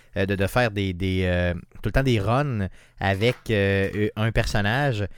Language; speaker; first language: French; native; French